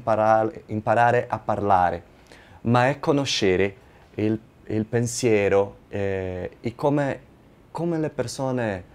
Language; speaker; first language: Italian; non-native, learner; Portuguese